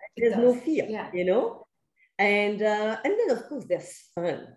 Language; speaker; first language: English; non-native, fluent; French